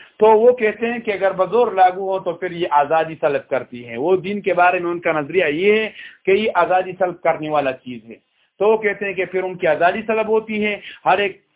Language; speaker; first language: Urdu; non-native, local second language; Pashto